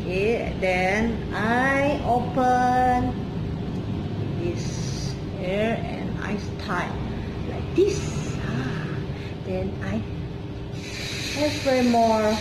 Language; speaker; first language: English; non-native, learner; Indonesian